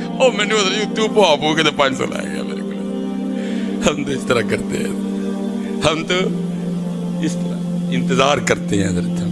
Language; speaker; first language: Urdu; non-native, local second language; Punjabi